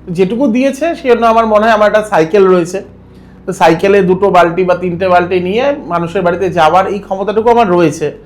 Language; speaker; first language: Bangla; native; Bangla